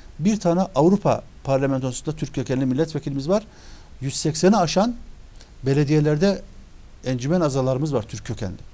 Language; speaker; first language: Turkish; early bilingual, other home language; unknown